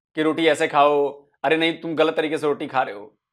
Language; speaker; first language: Hindi; native; Hindi